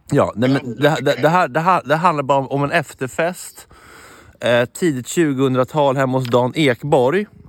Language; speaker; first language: Swedish; native; Swedish